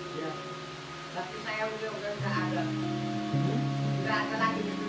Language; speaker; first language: Indonesian; non-native, local second language; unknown